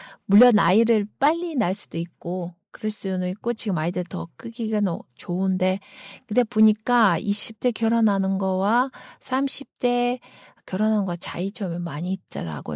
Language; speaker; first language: Korean; non-native, fluent; Kyrgyz